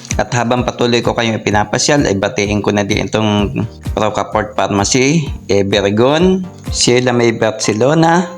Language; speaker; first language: Filipino; native; Filipino